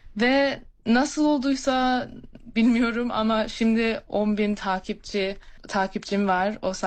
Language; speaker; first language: Turkish; early bilingual, heritage; Turkish